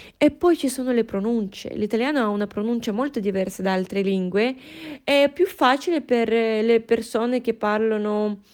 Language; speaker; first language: Italian; non-native, fluent; Russian